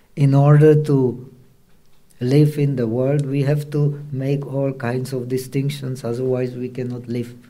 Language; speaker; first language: English; non-native, fluent; Czech